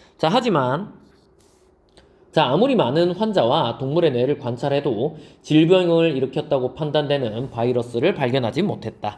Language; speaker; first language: Korean; native; Korean